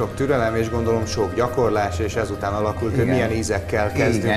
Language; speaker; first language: Hungarian; native; Hungarian